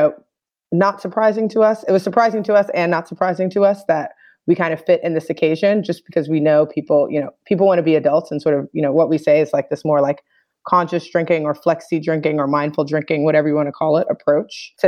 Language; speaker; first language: English; native; English